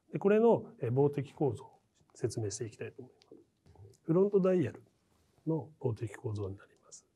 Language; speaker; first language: Japanese; native; Japanese